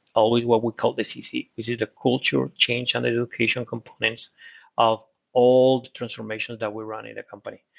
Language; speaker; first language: English; non-native, fluent; Spanish